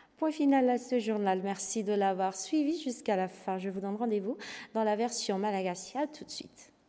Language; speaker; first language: French; non-native, local second language; Malagasy